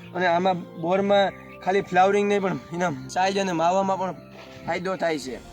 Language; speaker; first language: Gujarati; native; Gujarati